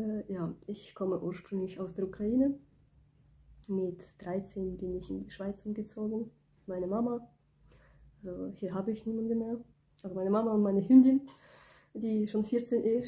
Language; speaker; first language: German; early bilingual, other home language; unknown